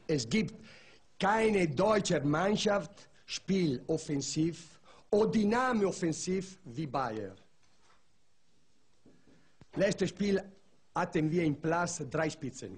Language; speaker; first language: German; non-native, learner; Italian